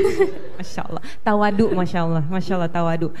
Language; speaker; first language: Indonesian; native; Indonesian